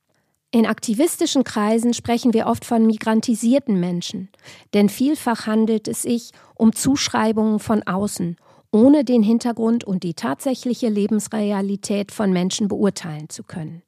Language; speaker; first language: German; native; German